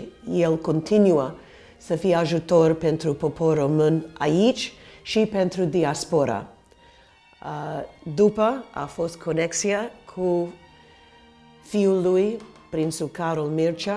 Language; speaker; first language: Romanian; early bilingual, heritage; Romanian